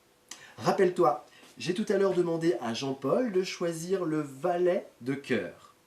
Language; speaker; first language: French; native; French